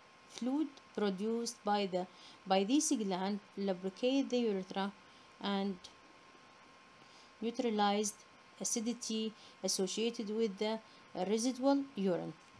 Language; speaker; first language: English; non-native, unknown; Arabic